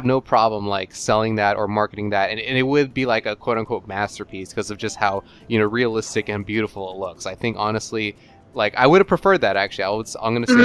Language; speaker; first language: English; native; English